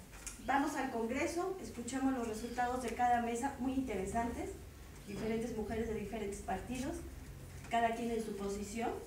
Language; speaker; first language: Spanish; native; Spanish